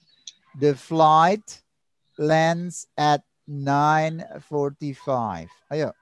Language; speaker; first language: English; non-native, learner; Indonesian